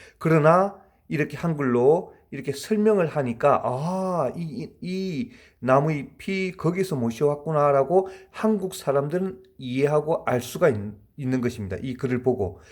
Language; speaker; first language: Korean; native; Korean